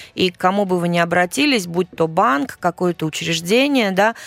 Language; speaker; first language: Russian; native; Russian